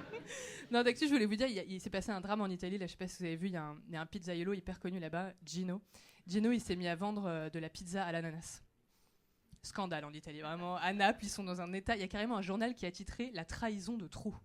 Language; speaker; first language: French; native; French